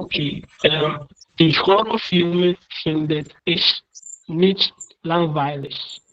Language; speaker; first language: German; non-native, learner; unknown